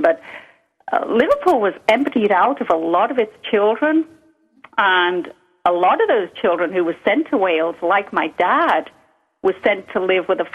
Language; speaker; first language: English; native; English